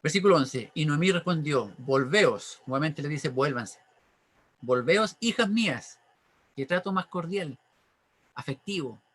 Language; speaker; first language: Spanish; native; Spanish